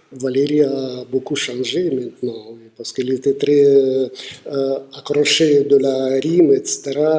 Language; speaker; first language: French; non-native, fluent; Russian